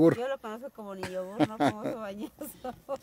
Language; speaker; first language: Spanish; native; Spanish